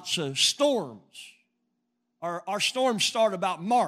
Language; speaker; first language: English; native; English